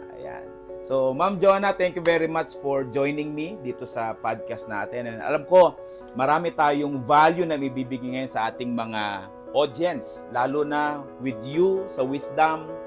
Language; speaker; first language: Filipino; native; Filipino